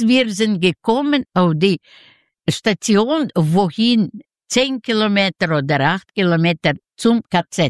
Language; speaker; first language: German; non-native, learner; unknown